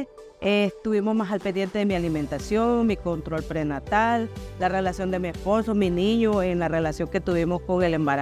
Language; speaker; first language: Spanish; native; Spanish